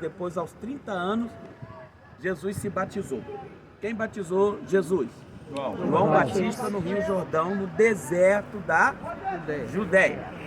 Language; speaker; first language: Portuguese; native; Portuguese